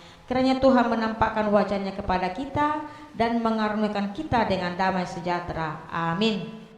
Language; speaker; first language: Indonesian; native; Indonesian